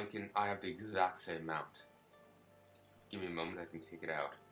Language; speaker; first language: English; native; English